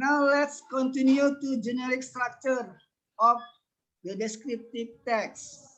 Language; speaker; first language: English; non-native, learner; Indonesian